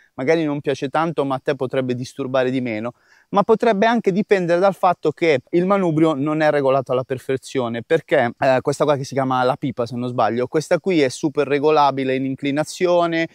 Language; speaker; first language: Italian; native; Italian